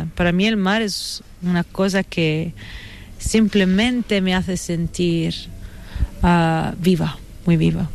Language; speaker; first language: Spanish; non-native, fluent; Italian